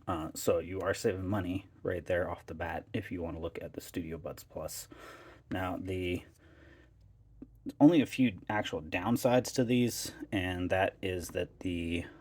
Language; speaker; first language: English; native; English